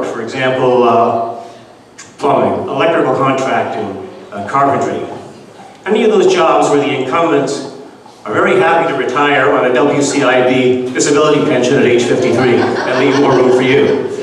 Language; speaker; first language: English; native; English